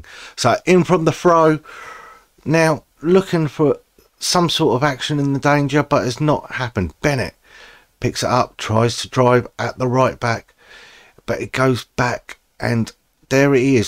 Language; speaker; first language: English; native; English